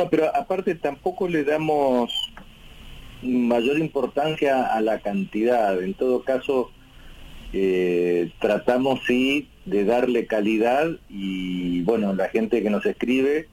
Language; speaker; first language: Spanish; native; Spanish